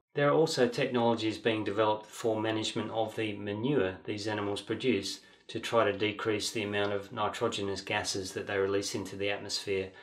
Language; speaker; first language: English; native; English